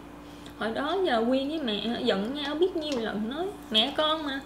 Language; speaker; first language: Vietnamese; native; Vietnamese